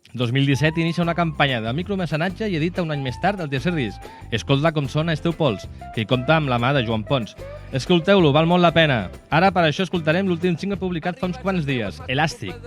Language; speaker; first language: Catalan; native; Catalan